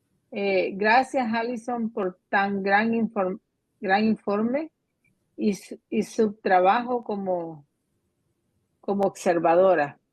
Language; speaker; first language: Spanish; native; Spanish